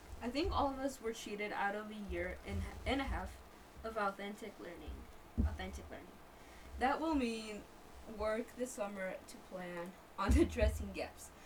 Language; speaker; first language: English; early bilingual, other home language; Spanish